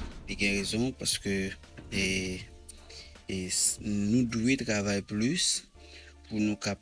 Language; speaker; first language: Haitian Creole; native; Haitian Creole